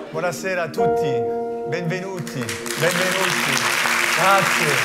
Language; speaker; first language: Italian; non-native, fluent; French